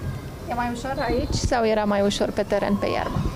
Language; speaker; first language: Romanian; native; Romanian